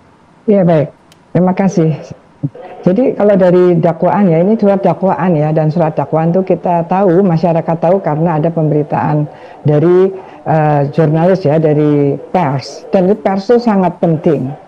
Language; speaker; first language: Indonesian; native; Indonesian